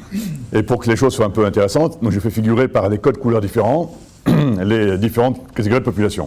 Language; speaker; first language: French; native; French